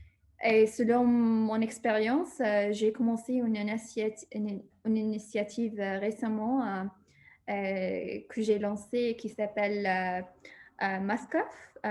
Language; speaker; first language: French; non-native, fluent; Arabic